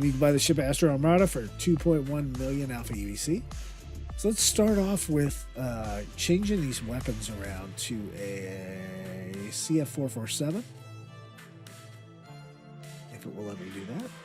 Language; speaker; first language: English; native; English